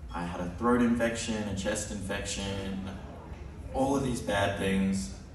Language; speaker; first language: English; native; English